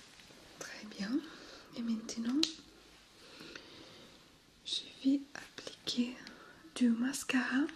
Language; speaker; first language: French; non-native, fluent; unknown